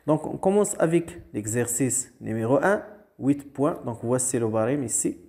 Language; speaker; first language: French; non-native, local second language; Arabic